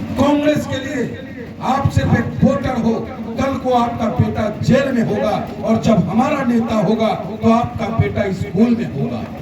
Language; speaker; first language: Hindi; native; Hindi